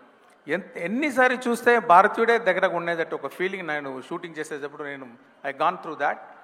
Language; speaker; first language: Telugu; non-native, local second language; Tamil